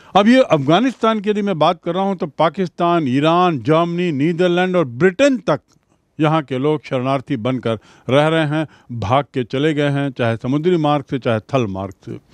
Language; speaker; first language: Hindi; native; Hindi